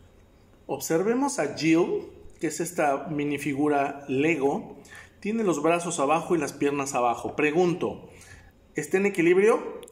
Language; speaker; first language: Spanish; native; Spanish